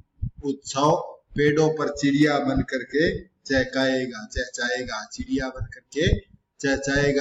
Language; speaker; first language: Hindi; native; Hindi